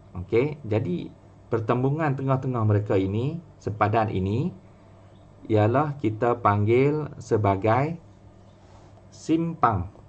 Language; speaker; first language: Malay; native; Malay